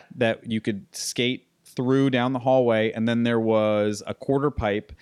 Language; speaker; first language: English; native; English